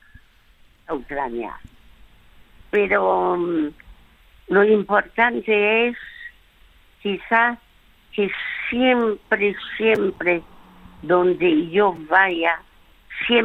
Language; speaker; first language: Spanish; early bilingual, other home language; French